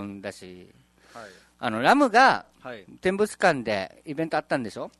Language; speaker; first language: Japanese; native; Japanese